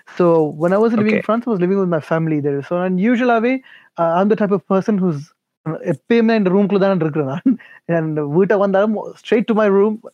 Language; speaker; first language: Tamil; early bilingual, heritage; Tamil